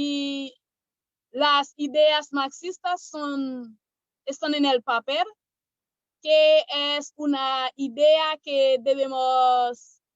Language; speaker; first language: Spanish; non-native, learner; Haitian Creole